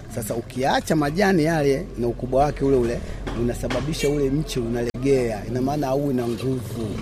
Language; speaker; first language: Swahili; non-native, local second language; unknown